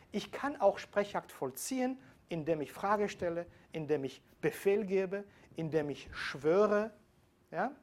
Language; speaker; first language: German; non-native, fluent; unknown